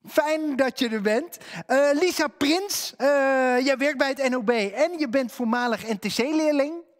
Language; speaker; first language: Dutch; native; Dutch